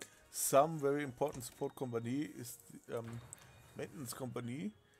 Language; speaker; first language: English; non-native, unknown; German